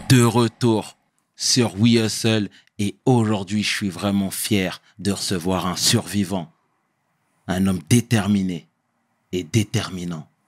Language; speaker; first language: French; early bilingual, other home language; Lingala